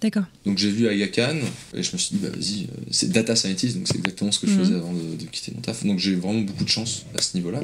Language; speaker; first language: French; native; French